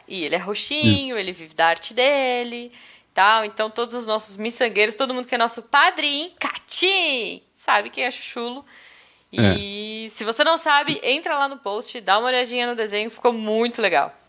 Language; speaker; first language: Portuguese; native; Portuguese